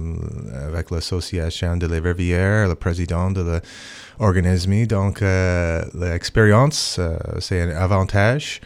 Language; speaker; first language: French; non-native, local second language; English